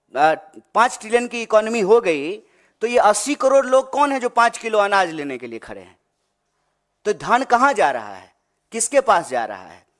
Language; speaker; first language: Hindi; native; Hindi